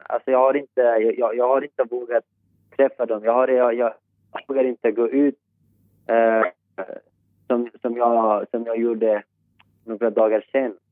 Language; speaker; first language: Swedish; non-native, fluent; Persian